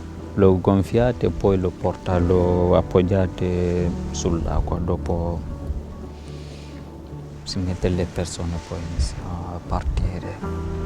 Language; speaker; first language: Italian; non-native, fluent; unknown